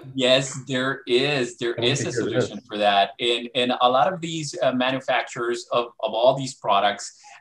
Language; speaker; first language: English; non-native, fluent; Spanish